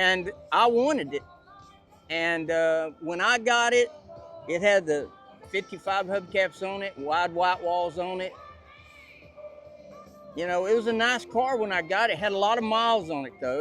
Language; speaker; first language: English; native; English